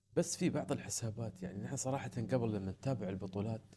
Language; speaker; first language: Arabic; native; Arabic